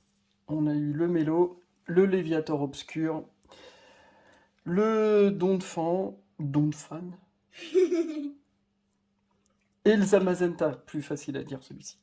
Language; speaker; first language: French; native; French